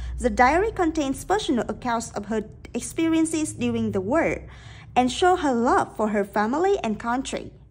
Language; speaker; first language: English; non-native, fluent; Vietnamese